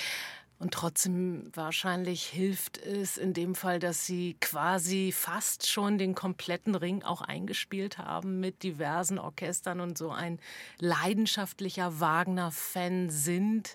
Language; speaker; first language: German; native; German